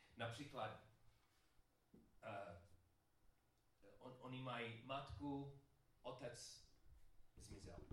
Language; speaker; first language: Czech; non-native, learner; English